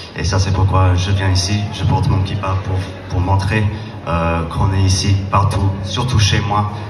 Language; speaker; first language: French; non-native, fluent; English